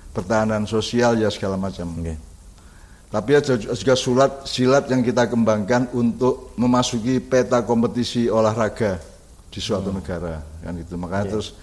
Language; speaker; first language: Indonesian; non-native, local second language; Javanese